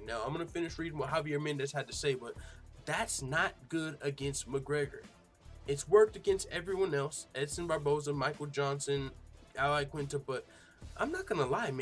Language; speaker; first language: English; native; English